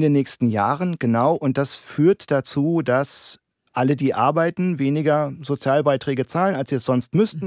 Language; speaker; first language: German; native; German